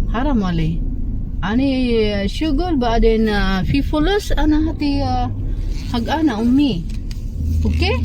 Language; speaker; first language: Arabic; non-native, learner; Filipino